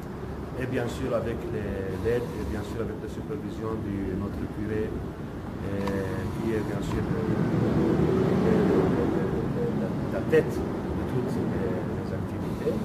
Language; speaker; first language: French; non-native, local second language; Arabic